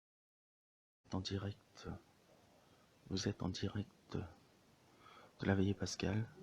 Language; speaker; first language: French; native; French